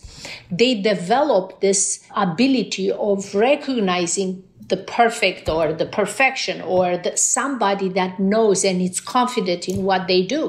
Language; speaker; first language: English; non-native, fluent; Romanian